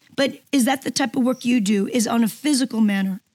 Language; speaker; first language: English; non-native, fluent; Korean